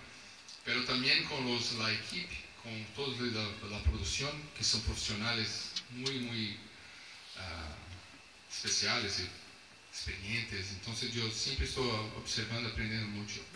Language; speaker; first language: Spanish; non-native, fluent; Portuguese